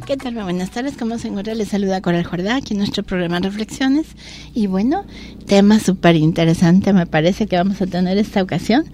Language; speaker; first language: Spanish; native; Spanish